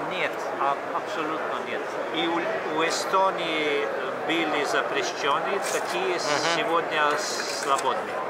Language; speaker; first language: Russian; non-native, fluent; Slovenian